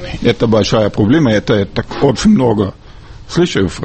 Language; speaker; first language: Russian; non-native, fluent; German